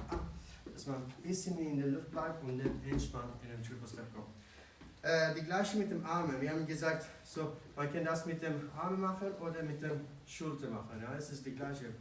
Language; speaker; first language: German; non-native, fluent; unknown